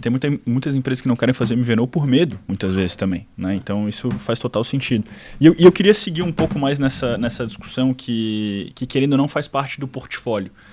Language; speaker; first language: Portuguese; native; Portuguese